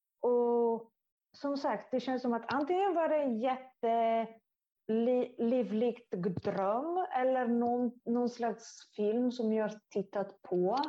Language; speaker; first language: Swedish; non-native, fluent; Italian